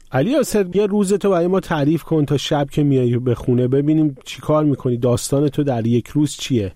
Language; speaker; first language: Persian; native; Persian